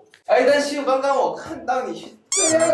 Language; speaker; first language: Chinese; non-native, learner; Thai